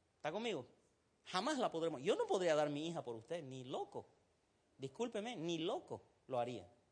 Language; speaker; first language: Spanish; non-native, fluent; Arabic